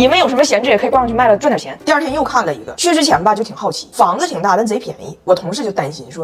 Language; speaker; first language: Chinese; native; Chinese